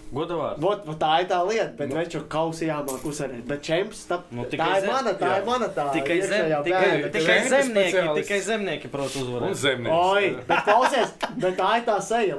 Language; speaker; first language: Latvian; non-native, local second language; Russian